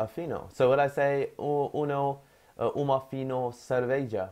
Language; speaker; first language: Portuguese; non-native, learner; English